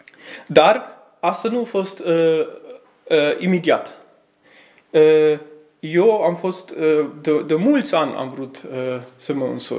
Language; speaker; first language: Romanian; early bilingual, heritage; Romanian